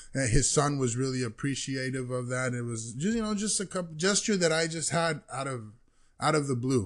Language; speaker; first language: English; early bilingual, other home language; Spanish